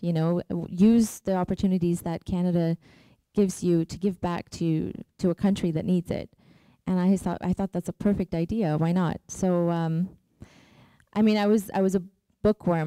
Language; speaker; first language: English; early bilingual, other home language; Persian